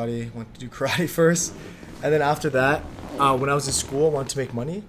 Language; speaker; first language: English; early bilingual, other home language; Vietnamese